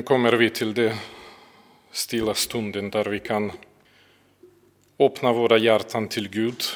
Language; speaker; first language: Swedish; non-native, fluent; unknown